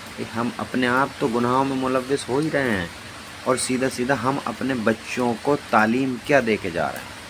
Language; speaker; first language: Urdu; native; Urdu